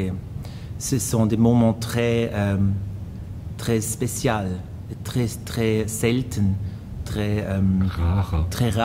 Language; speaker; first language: French; non-native, fluent; German